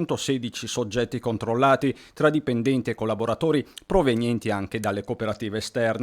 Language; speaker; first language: Italian; native; Italian